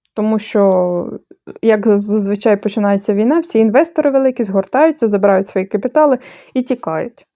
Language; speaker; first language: Ukrainian; non-native, fluent; Bulgarian